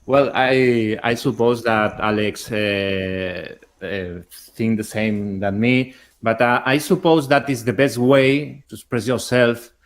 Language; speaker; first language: English; non-native, learner; Spanish